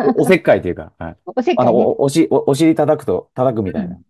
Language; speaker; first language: Japanese; native; Japanese